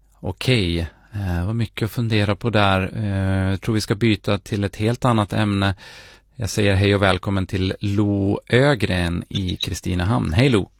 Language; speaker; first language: Swedish; native; Swedish